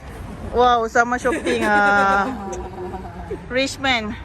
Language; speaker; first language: English; non-native, learner; Malay